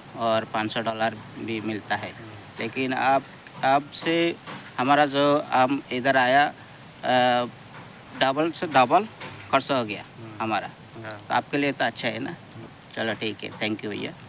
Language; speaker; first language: Hindi; non-native, learner; Bangla